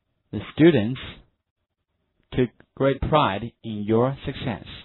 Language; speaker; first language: English; non-native, fluent; Chinese